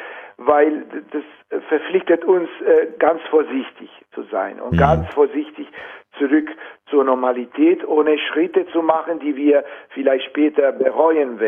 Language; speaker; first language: German; non-native, fluent; Italian